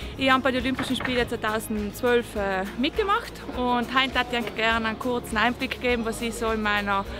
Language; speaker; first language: German; native; German